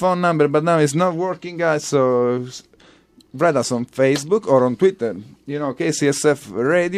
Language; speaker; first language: English; non-native, fluent; Italian